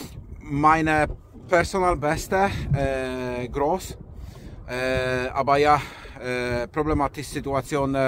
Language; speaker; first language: German; non-native, learner; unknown